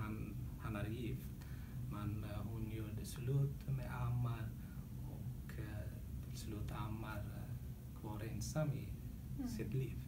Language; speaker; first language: Swedish; non-native, learner; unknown